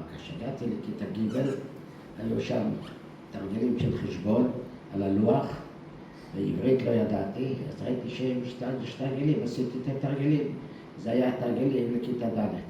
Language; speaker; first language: Hebrew; early bilingual, other home language; Dutch